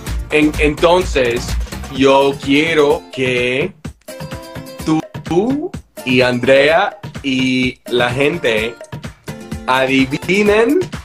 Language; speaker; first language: Spanish; non-native, learner; English